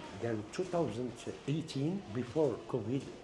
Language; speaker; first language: English; non-native, learner; Arabic